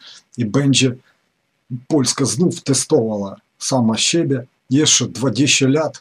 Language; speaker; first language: Polish; non-native, fluent; Ukrainian